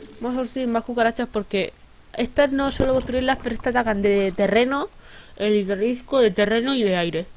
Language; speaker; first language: Spanish; native; Spanish